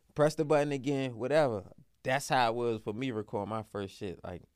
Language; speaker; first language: English; native; English